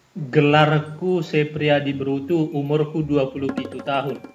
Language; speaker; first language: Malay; non-native, local second language; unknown